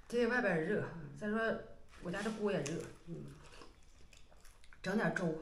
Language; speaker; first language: Chinese; native; Chinese